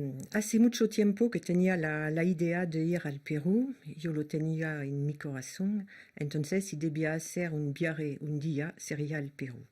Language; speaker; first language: Spanish; non-native, fluent; French